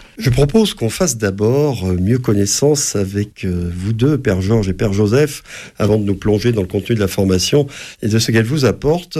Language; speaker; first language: French; native; French